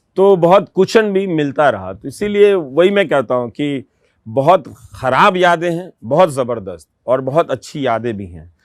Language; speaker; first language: Hindi; non-native, local second language; Bhojpuri